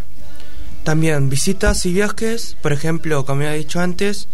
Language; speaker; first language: Spanish; early bilingual, other home language; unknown